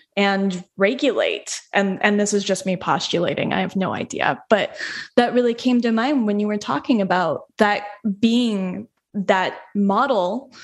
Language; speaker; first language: English; native; English